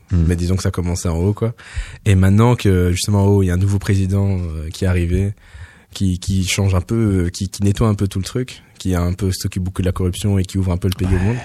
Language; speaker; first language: French; early bilingual, other home language; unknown